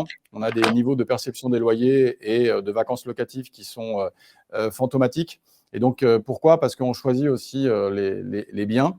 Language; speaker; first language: French; native; French